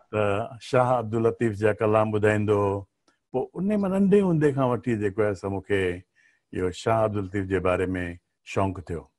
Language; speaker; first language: Sindhi; early bilingual, heritage; Sindhi